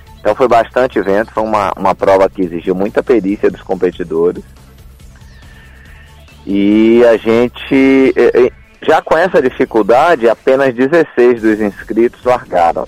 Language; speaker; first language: Portuguese; native; Portuguese